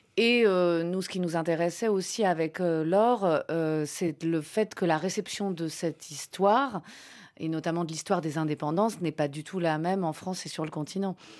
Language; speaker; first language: French; native; French